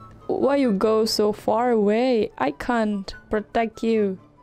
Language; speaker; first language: English; non-native, learner; Indonesian